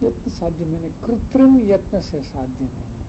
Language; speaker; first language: Hindi; non-native, local second language; Gujarati